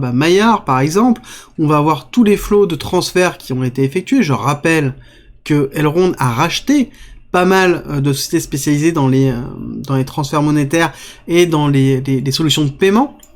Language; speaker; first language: French; native; French